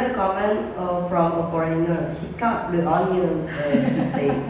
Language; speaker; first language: English; non-native, learner; Indonesian